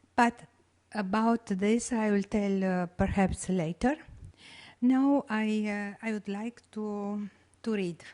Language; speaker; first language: English; non-native, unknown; Romanian